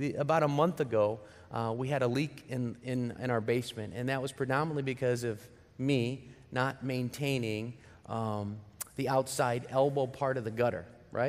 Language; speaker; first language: English; native; English